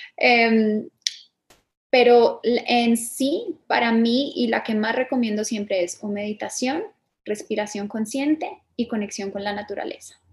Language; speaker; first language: Spanish; early bilingual, other home language; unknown